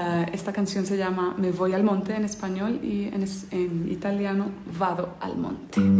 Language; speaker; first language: Spanish; early bilingual, heritage; Spanish